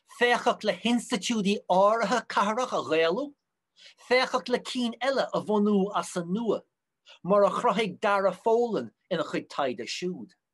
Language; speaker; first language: Irish; native; Irish